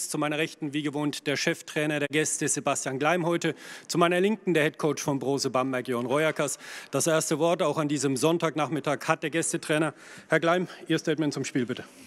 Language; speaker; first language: German; native; German